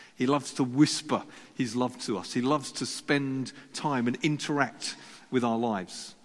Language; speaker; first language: English; native; English